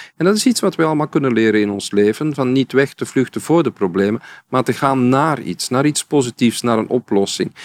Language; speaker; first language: Dutch; native; Dutch